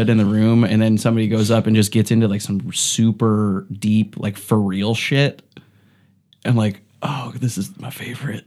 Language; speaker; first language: English; native; English